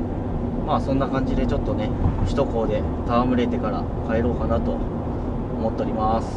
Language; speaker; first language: Japanese; native; Japanese